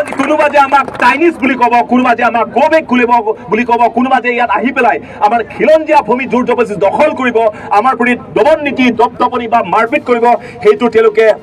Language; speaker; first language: Assamese; non-native, local second language; Karbi